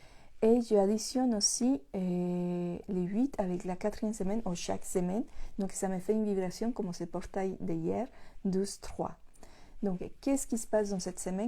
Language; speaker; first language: French; non-native, fluent; Spanish